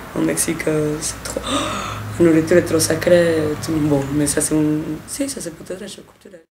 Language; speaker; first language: French; non-native, fluent; Spanish